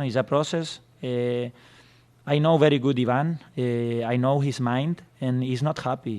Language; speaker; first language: English; non-native, fluent; Spanish